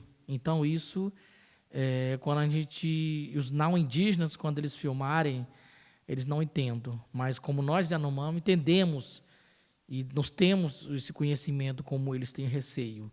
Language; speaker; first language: Portuguese; non-native, local second language; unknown